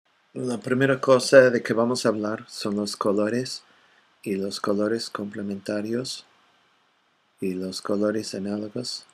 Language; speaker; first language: Spanish; non-native, fluent; English